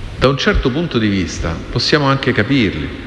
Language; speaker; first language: Italian; native; Italian